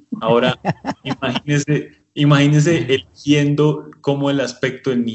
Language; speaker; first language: Spanish; native; Spanish